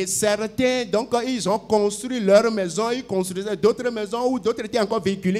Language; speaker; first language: French; non-native, local second language; Ewe